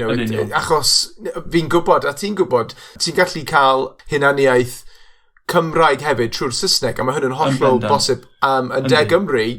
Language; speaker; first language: Welsh; non-native, local second language; English